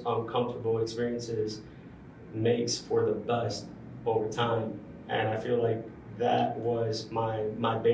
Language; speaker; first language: English; non-native, fluent; Spanish